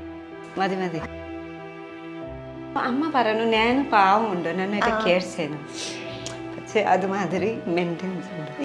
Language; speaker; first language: Malayalam; non-native, learner; Nepali